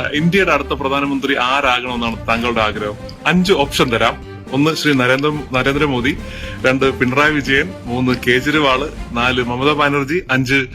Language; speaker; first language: Malayalam; native; Malayalam